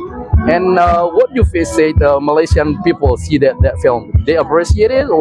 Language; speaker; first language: English; non-native, fluent; Indonesian